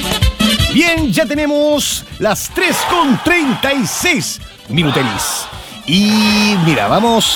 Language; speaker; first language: Spanish; native; Spanish